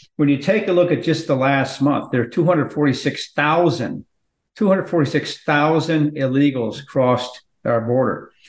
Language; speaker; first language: English; native; English